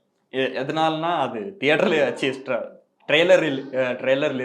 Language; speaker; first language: Tamil; non-native, learner; Telugu